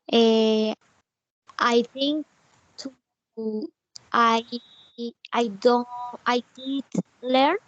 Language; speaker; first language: English; non-native, learner; Spanish